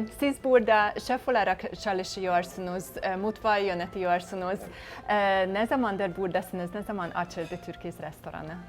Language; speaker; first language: Turkish; non-native, fluent; Hungarian